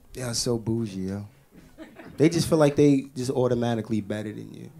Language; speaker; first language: English; native; English